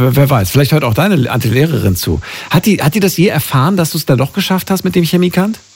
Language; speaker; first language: German; native; German